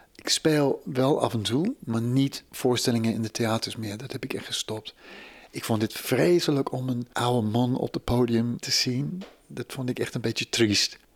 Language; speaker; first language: Dutch; non-native, fluent; English